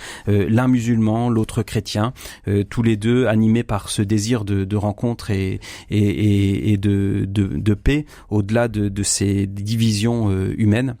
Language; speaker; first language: French; native; French